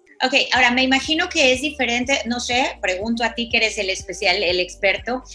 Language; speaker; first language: Spanish; native; Spanish